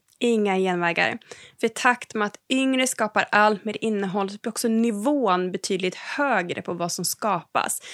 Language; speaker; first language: Swedish; native; Swedish